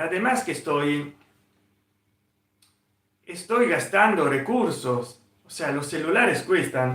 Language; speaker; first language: Spanish; non-native, fluent; Italian